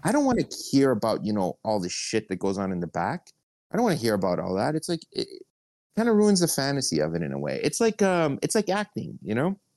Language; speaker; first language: English; early bilingual, other home language; Spanish